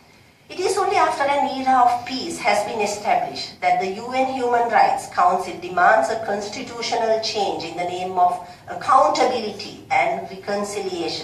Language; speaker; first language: English; non-native, local second language; Sinhala